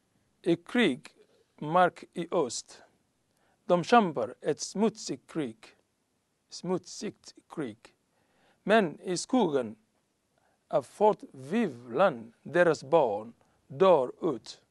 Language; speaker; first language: Swedish; non-native, learner; Somali